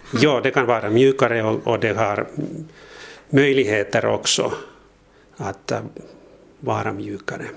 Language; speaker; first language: Swedish; non-native, learner; Finnish